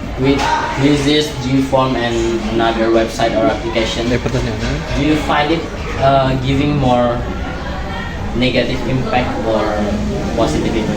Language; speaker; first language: English; non-native, learner; Indonesian